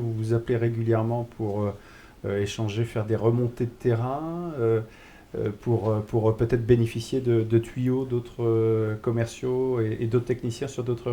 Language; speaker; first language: French; native; French